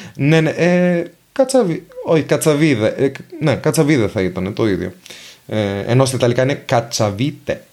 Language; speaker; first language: Greek; non-native, fluent; Venetian